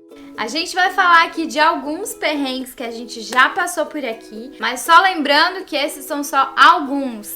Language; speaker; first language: Portuguese; native; Portuguese